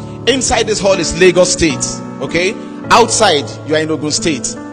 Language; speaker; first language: English; non-native, local second language; Yoruba